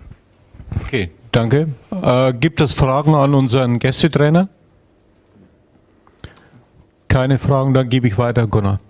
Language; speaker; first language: German; native; German